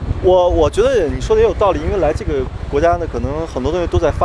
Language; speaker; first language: Chinese; native; Chinese